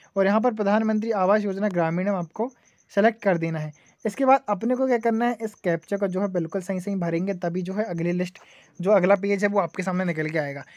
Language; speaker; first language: Hindi; native; Hindi